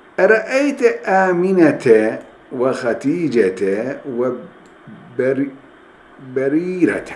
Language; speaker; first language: Arabic; non-native, fluent; Turkish